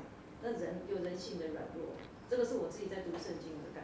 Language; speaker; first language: Chinese; native; Chinese